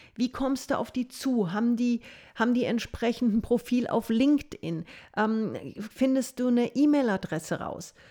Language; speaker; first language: German; native; German